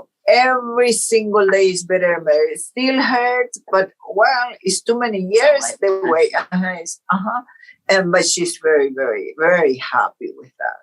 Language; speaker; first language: English; non-native, fluent; Portuguese